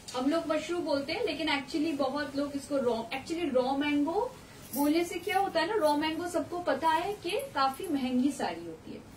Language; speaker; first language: Hindi; non-native, local second language; Bangla